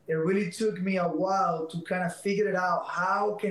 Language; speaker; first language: English; non-native, fluent; Spanish